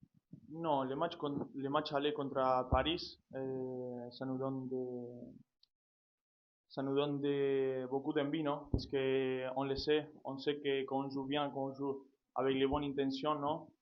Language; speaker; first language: French; non-native, fluent; Spanish